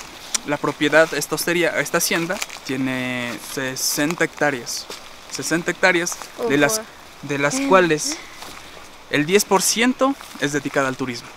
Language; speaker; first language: Spanish; native; Spanish